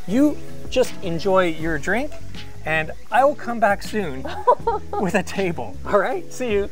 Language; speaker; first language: English; native; English